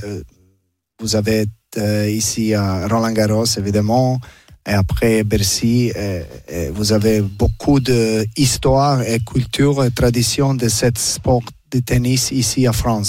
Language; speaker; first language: French; non-native, learner; Serbian